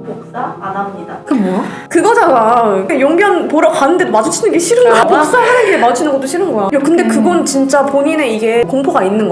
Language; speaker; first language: Korean; native; Korean